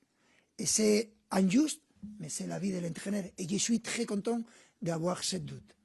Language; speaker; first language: French; non-native, fluent; Spanish